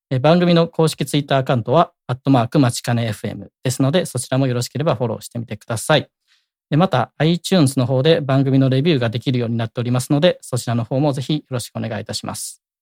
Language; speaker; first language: Japanese; native; Japanese